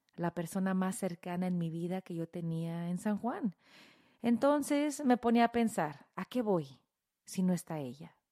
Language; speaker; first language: Spanish; early bilingual, heritage; Spanish